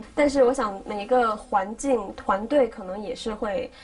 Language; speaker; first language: Chinese; native; Chinese